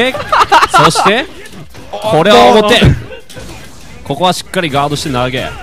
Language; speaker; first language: Japanese; native; Japanese